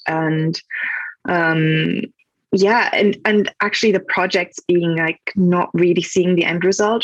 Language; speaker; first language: English; non-native, fluent; German